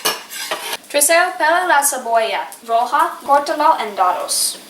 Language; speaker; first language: Spanish; non-native, learner; English